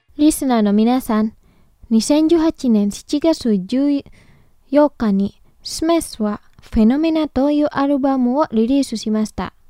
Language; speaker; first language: Japanese; non-native, fluent; Indonesian